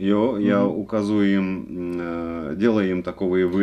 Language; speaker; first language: Czech; non-native, learner; Russian